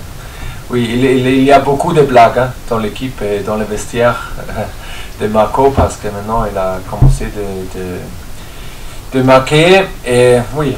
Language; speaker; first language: French; non-native, fluent; German